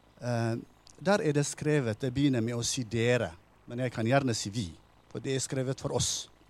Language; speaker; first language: Norwegian; non-native, fluent; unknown